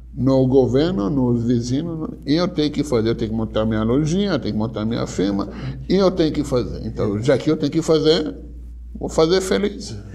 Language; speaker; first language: Portuguese; non-native, fluent; Hebrew